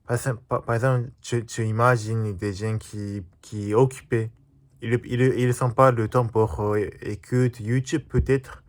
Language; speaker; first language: French; non-native, learner; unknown